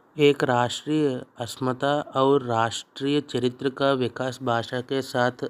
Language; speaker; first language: Hindi; non-native, local second language; Telugu